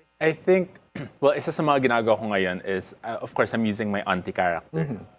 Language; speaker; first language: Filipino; native; Filipino